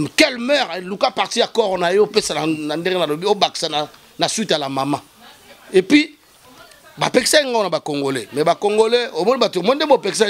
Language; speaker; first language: French; non-native, local second language; Lingala